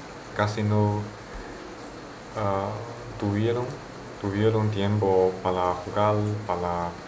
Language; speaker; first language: Spanish; non-native, learner; Chinese